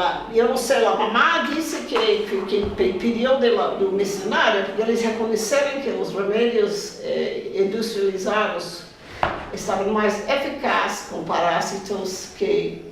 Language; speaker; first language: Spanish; non-native, fluent; English